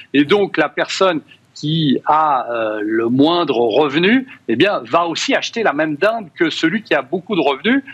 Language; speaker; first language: French; native; French